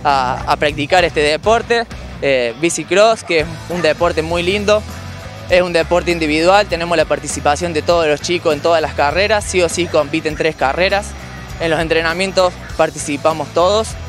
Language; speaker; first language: Spanish; native; Spanish